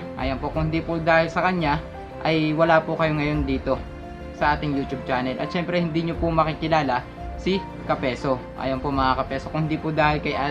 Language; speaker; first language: Filipino; native; Filipino